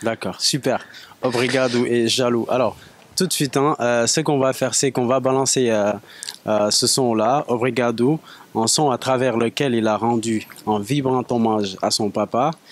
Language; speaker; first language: French; non-native, local second language; Wolof